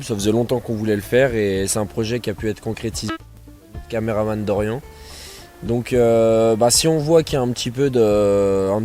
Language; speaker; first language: French; native; French